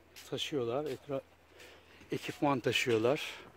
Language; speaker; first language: Turkish; native; Turkish